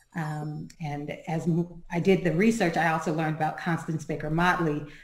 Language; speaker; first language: English; native; English